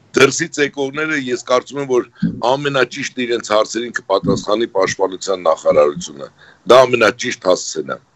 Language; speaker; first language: Armenian; native; Armenian